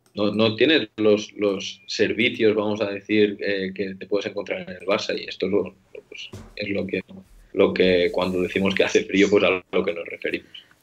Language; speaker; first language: Spanish; native; Spanish